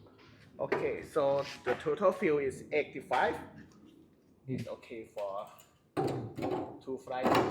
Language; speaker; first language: English; non-native, learner; Thai